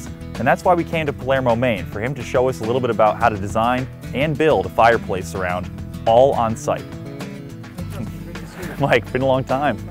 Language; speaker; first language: English; native; English